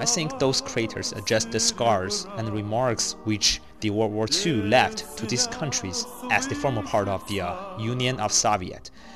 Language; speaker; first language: English; non-native, fluent; Chinese